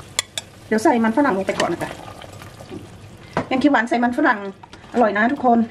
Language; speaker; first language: Thai; native; Thai